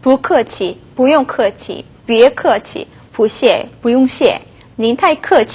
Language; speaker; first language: Chinese; non-native, fluent; Korean